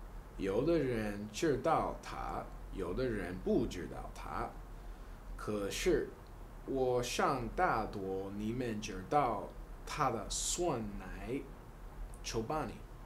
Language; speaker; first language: Chinese; non-native, learner; English